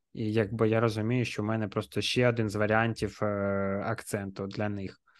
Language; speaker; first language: Ukrainian; non-native, local second language; Russian